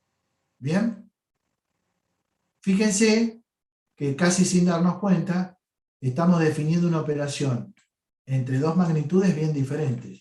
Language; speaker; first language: Spanish; native; Spanish